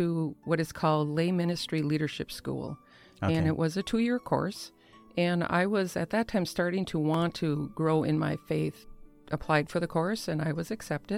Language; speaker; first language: English; native; English